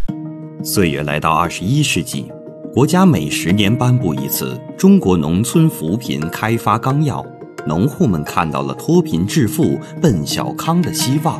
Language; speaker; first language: Chinese; native; Chinese